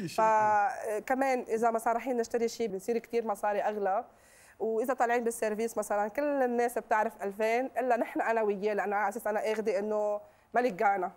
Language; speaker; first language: Arabic; native; Arabic